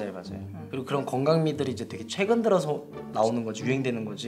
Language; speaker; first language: Korean; early bilingual, heritage; Korean